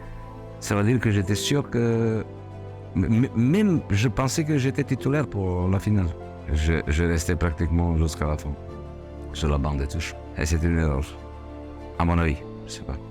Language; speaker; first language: French; non-native, fluent; Serbian